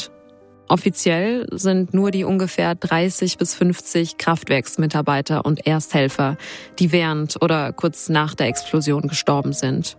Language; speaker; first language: German; native; German